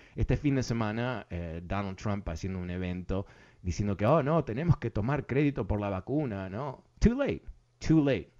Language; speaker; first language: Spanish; early bilingual, other home language; English